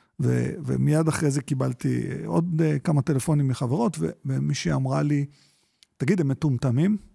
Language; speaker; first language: Hebrew; native; Hebrew